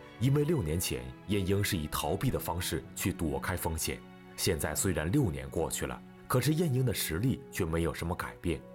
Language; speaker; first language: Chinese; native; Chinese